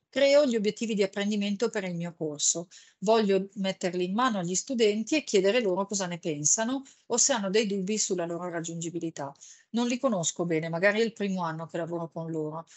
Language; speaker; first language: Italian; native; Italian